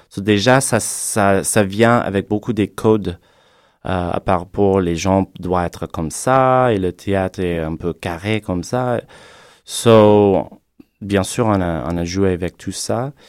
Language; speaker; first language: French; non-native, fluent; English